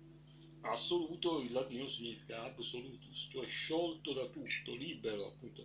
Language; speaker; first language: Italian; native; Italian